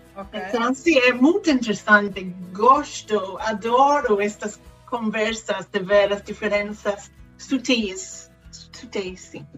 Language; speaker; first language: Portuguese; non-native, fluent; Spanish